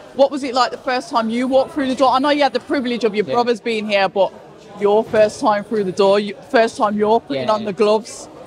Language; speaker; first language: English; native; English